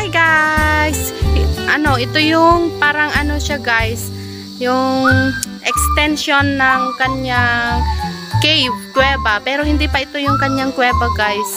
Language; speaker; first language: Filipino; non-native, local second language; Iloko